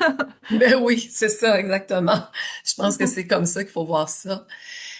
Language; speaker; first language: French; native; French